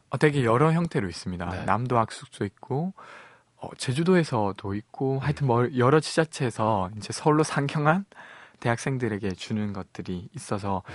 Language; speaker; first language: Korean; native; Korean